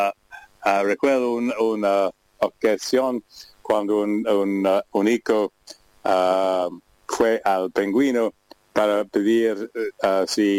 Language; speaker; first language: Spanish; non-native, learner; English